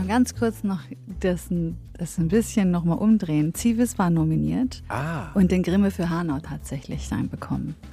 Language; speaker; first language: German; early bilingual, other home language; Central Kurdish